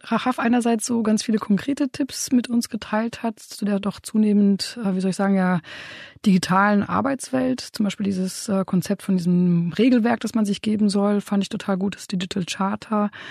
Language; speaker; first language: German; native; German